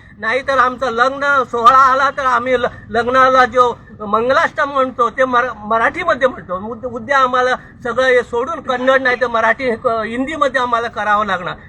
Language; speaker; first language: Marathi; non-native, local second language; Konkani